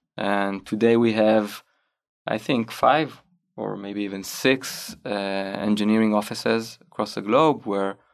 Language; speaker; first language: English; non-native, fluent; Hebrew